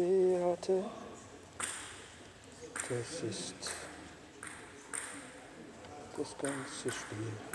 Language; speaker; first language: German; native; German